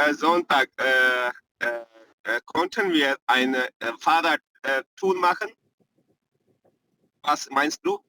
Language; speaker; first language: German; non-native, learner; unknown